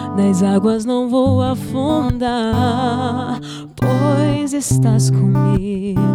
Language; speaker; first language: Portuguese; native; Portuguese